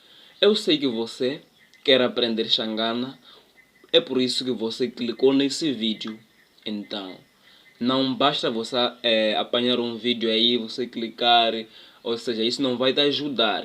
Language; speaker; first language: Portuguese; non-native, local second language; Tsonga